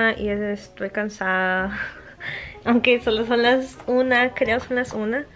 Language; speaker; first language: Spanish; early bilingual, heritage; Spanish